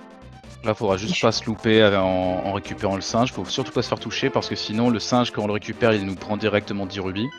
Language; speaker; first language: French; native; French